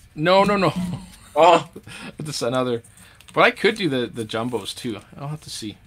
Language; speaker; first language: English; native; English